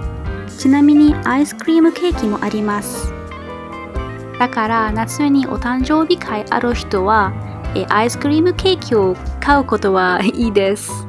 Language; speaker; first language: Japanese; non-native, fluent; Arabic